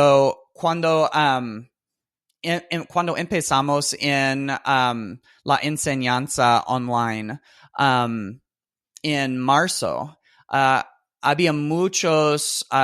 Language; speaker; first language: Spanish; non-native, fluent; English